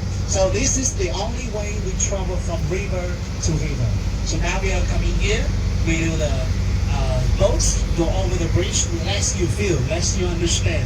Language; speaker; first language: English; non-native, fluent; Vietnamese